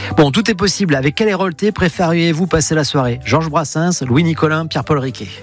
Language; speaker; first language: French; native; French